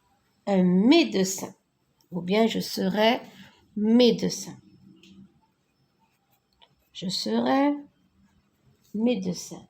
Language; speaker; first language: French; non-native, local second language; Arabic